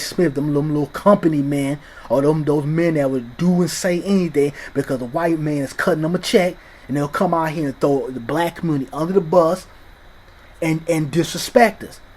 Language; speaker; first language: English; native; English